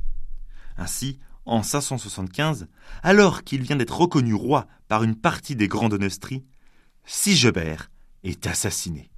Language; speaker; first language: French; native; French